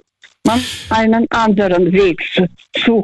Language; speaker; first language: German; non-native, learner; Russian